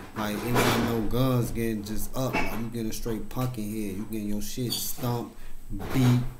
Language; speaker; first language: English; native; English